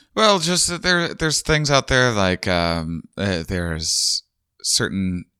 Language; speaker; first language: English; native; English